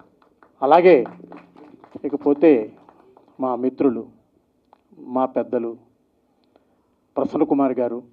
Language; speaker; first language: Telugu; native; Telugu